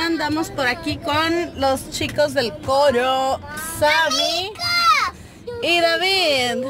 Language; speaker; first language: Spanish; native; Spanish